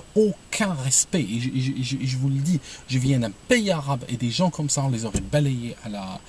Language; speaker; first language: French; non-native, local second language; Arabic